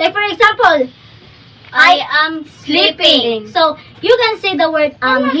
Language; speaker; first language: English; non-native, local second language; Cebuano